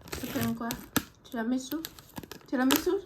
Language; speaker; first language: French; non-native, learner; Thai